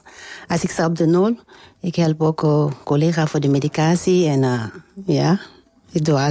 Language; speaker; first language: Dutch; non-native, learner; French